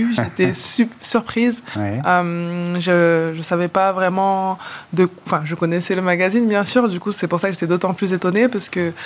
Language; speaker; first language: French; native; French